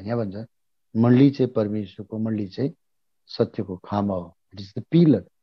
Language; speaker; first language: Nepali; native; Nepali